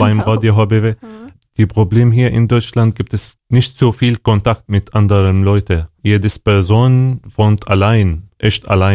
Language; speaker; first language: German; non-native, learner; Arabic